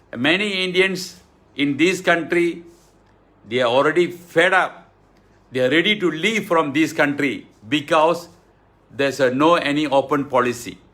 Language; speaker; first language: English; non-native, local second language; Tamil